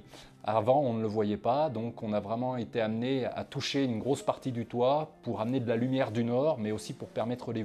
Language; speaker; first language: French; native; French